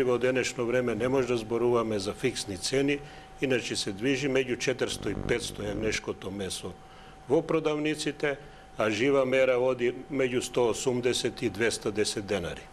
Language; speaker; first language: Macedonian; native; Macedonian